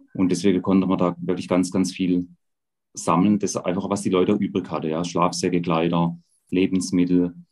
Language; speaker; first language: German; native; German